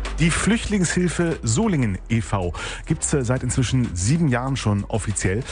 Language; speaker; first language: German; native; German